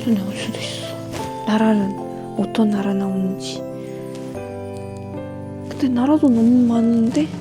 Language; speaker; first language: Korean; non-native, learner; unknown